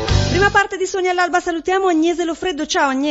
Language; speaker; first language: Italian; native; Italian